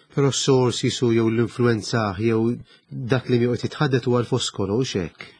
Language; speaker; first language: Maltese; native; Maltese